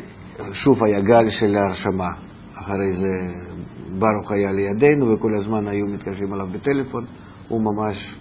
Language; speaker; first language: Hebrew; non-native, fluent; Russian